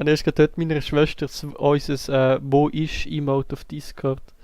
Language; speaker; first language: German; native; German